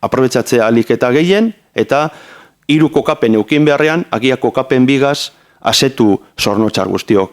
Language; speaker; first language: Basque; native; Basque